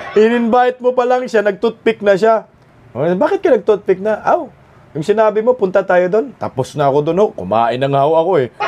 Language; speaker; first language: Filipino; non-native, local second language; Cebuano